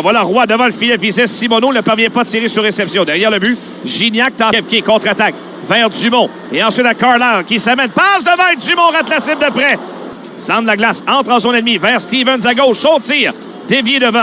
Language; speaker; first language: French; native; French